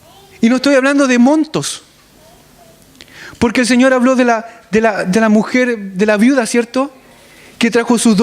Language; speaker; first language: Spanish; native; Spanish